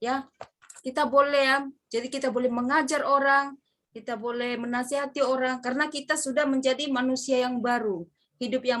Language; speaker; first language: Indonesian; native; Indonesian